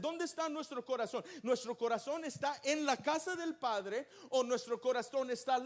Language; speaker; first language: Spanish; early bilingual, heritage; Spanish